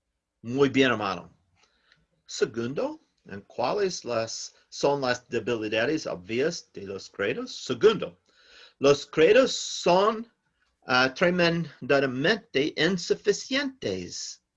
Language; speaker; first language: Spanish; non-native, learner; English